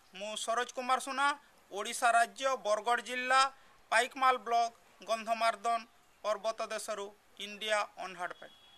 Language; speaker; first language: Odia; native; Odia